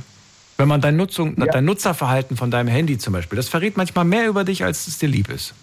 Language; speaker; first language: German; native; German